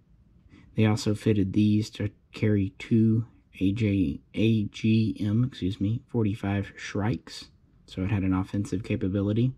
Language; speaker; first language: English; native; English